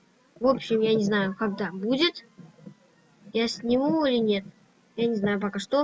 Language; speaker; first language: Russian; non-native, local second language; Kazakh